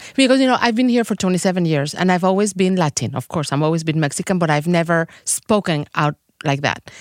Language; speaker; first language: English; non-native, fluent; Spanish